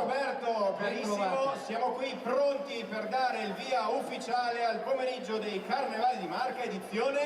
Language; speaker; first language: Italian; native; Italian